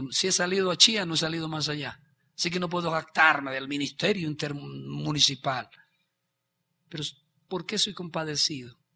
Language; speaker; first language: Spanish; native; Spanish